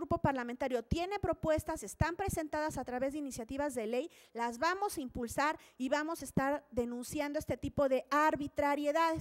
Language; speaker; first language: Spanish; native; Spanish